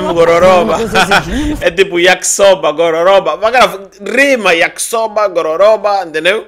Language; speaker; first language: Portuguese; native; Portuguese